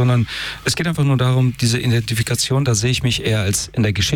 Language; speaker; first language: German; early bilingual, other home language; Persian